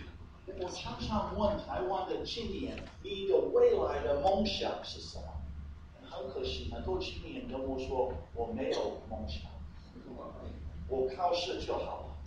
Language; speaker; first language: Chinese; non-native, fluent; English